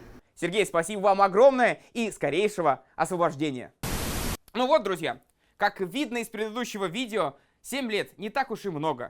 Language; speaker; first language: Russian; native; Russian